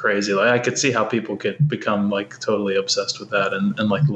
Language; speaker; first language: English; native; English